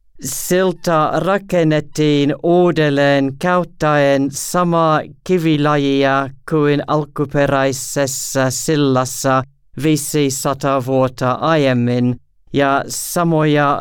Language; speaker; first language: Finnish; non-native, learner; English